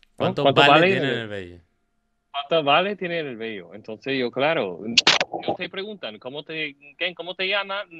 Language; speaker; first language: Spanish; non-native, fluent; English